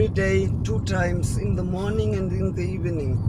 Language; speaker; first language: English; non-native, learner; German